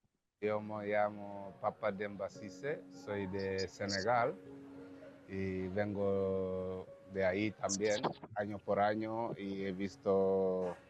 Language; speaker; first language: Spanish; non-native, fluent; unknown